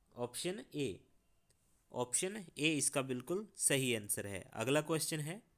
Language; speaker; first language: Hindi; non-native, local second language; Punjabi